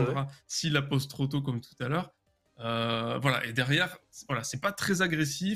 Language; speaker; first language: French; native; French